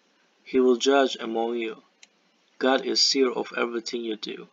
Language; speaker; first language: English; non-native, fluent; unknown